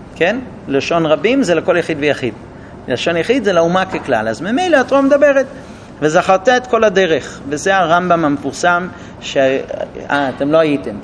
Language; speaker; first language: Hebrew; non-native, fluent; English